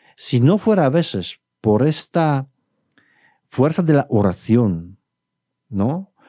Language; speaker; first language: Spanish; non-native, fluent; Polish